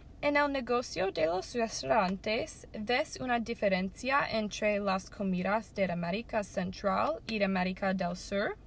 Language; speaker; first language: Spanish; non-native, learner; English